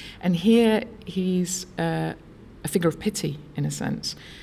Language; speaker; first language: English; native; English